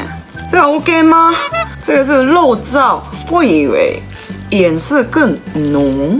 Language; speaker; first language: Chinese; non-native, learner; Japanese